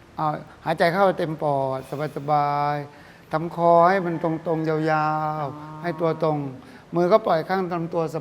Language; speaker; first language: Thai; native; Thai